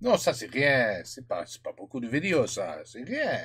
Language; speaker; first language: French; non-native, learner; English